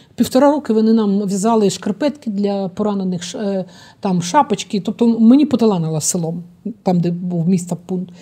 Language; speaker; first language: Ukrainian; non-native, fluent; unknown